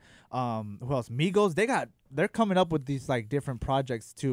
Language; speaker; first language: English; native; English